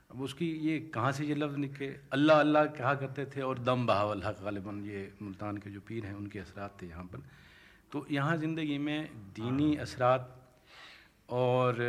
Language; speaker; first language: Urdu; non-native, local second language; Saraiki